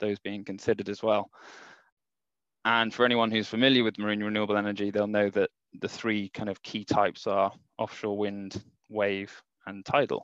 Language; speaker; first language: English; native; English